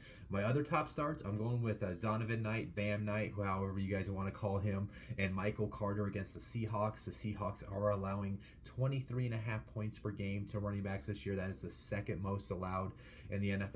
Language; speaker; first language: English; native; English